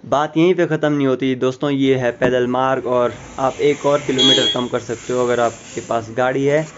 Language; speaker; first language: Hindi; native; Hindi